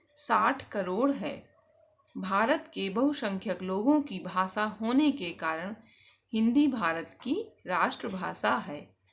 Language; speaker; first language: Hindi; native; Hindi